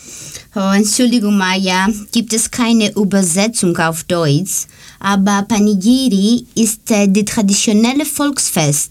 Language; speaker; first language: German; non-native, learner; Greek